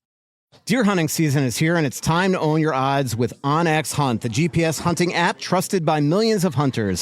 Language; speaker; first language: English; native; English